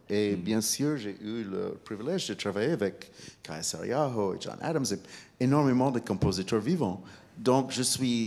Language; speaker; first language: French; non-native, fluent; English